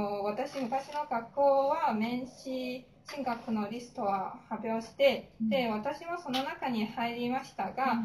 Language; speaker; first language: Japanese; non-native, fluent; Chinese